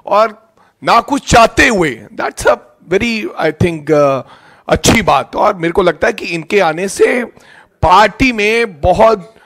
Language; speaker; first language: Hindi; non-native, local second language; Punjabi